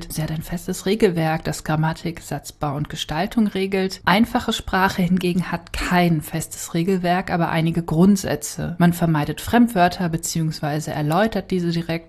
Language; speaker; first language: German; native; German